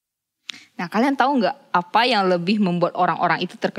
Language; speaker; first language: Indonesian; native; Indonesian